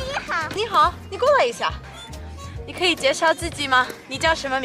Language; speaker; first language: Chinese; non-native, fluent; English